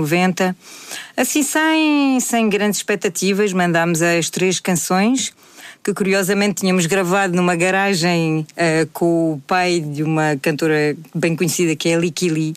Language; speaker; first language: Portuguese; native; Portuguese